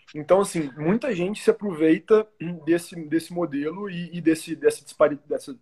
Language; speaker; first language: Portuguese; native; Portuguese